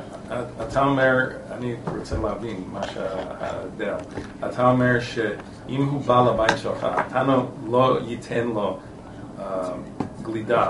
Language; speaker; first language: Hebrew; non-native, learner; English